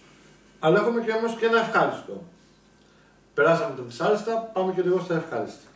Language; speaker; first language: Greek; native; Greek